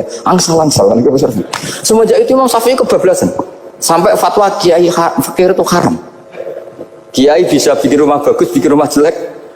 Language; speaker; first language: Indonesian; non-native, local second language; Javanese